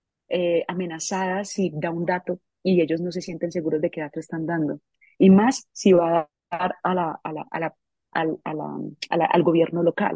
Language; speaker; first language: Spanish; native; Spanish